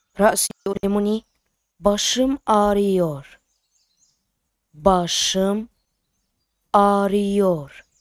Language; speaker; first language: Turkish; non-native, fluent; Arabic